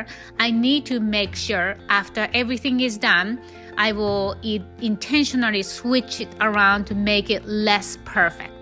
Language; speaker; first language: English; non-native, fluent; Japanese